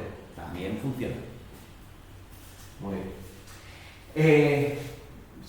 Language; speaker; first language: Spanish; native; Spanish